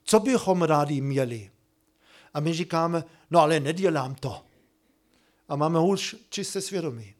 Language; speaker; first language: Czech; non-native, fluent; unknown